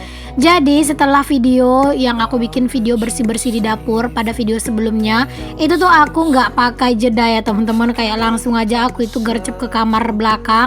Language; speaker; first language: Indonesian; native; Indonesian